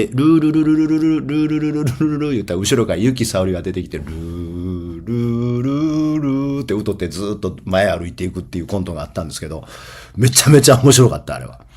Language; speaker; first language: Japanese; native; Japanese